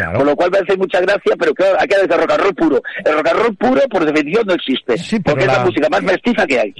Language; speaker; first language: Spanish; native; Spanish